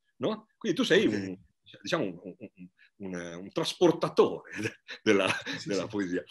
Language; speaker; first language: Italian; native; Italian